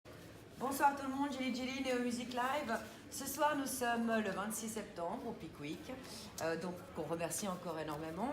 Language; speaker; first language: French; native; French